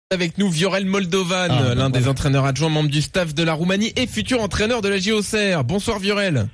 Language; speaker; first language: French; native; French